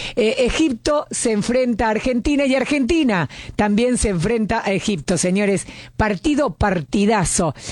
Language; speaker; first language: Spanish; native; Spanish